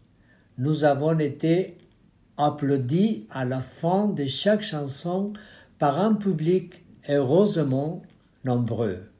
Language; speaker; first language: French; non-native, fluent; Spanish